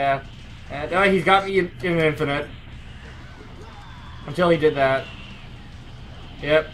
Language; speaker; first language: English; native; English